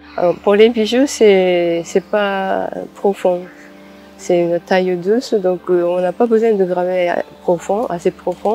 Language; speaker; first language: French; non-native, fluent; Japanese